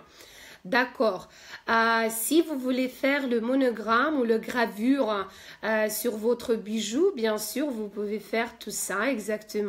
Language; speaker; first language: French; non-native, fluent; Russian